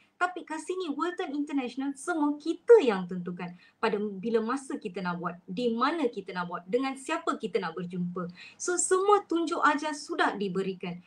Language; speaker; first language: Malay; non-native, local second language; Tamil